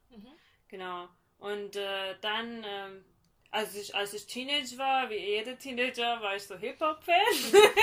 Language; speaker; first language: German; non-native, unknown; Persian